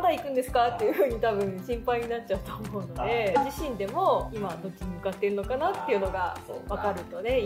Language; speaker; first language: Japanese; native; Japanese